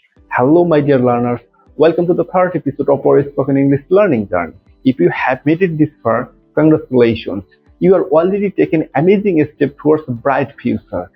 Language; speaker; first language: English; non-native, local second language; Bangla